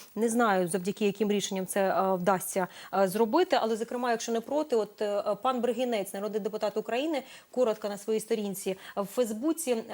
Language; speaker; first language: Ukrainian; native; Ukrainian